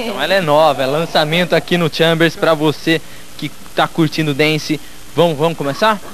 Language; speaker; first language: Portuguese; native; Portuguese